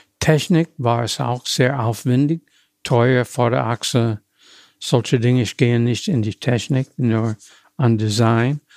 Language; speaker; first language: German; non-native, fluent; English